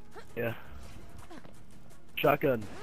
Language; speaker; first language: English; native; English